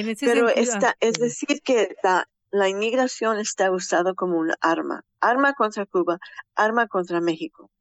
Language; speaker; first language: Spanish; early bilingual, heritage; Spanish